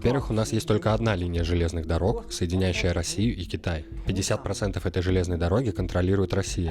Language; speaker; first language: Russian; non-native, fluent; Mongolian